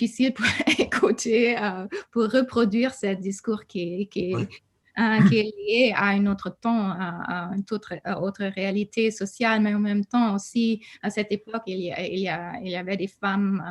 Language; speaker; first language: French; non-native, fluent; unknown